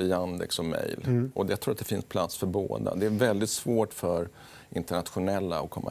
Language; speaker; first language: Swedish; native; Swedish